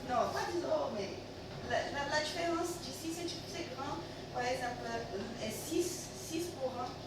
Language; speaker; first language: French; non-native, learner; Portuguese